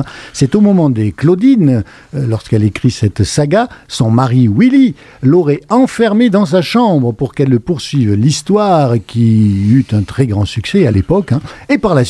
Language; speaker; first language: French; native; French